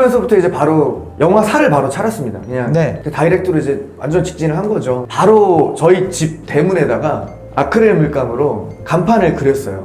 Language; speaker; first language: Korean; native; Korean